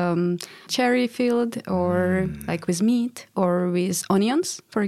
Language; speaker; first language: English; non-native, fluent; Russian